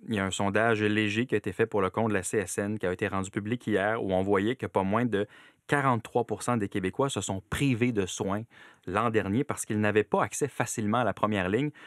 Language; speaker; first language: French; native; French